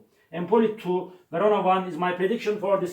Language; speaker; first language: English; non-native, learner; Turkish